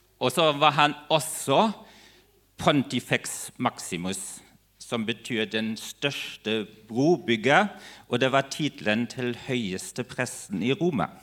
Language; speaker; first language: Norwegian; non-native, fluent; German